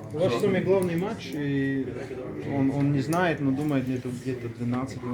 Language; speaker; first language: Russian; non-native, learner; Georgian